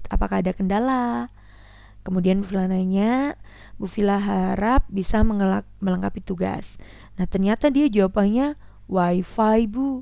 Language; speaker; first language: Indonesian; native; Indonesian